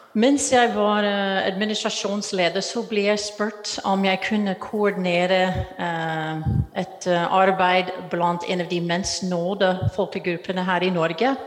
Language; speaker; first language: Norwegian; non-native, fluent; English